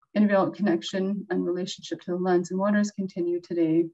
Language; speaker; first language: English; native; English